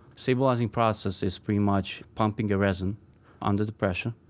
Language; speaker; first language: English; non-native, fluent; Polish